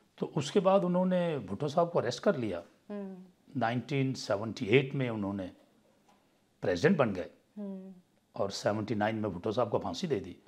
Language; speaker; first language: Urdu; non-native, local second language; Punjabi